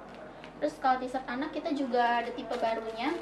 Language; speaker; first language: Indonesian; native; Indonesian